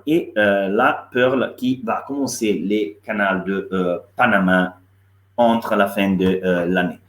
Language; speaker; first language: French; non-native, fluent; Italian